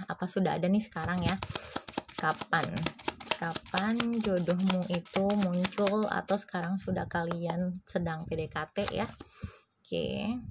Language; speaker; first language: Indonesian; native; Indonesian